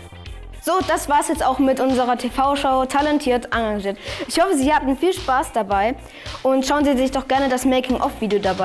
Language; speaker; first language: German; native; German